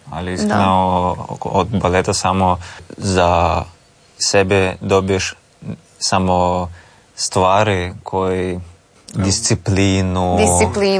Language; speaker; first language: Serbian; non-native, learner; Russian